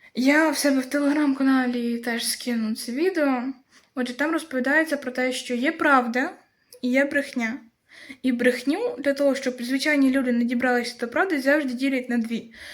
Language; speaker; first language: Ukrainian; non-native, local second language; Russian